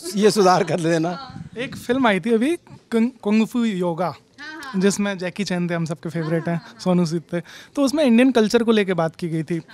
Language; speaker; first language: Hindi; native; Hindi